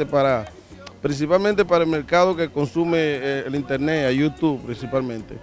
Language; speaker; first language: Spanish; native; Spanish